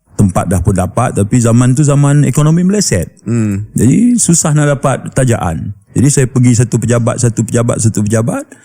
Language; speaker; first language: Malay; native; Malay